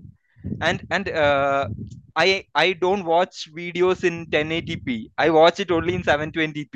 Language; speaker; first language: English; non-native, local second language; Malayalam